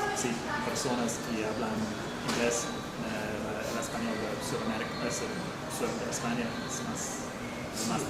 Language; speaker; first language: Spanish; non-native, learner; English